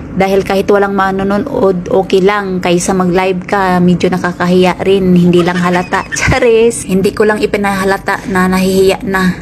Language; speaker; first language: Filipino; non-native, local second language; Cebuano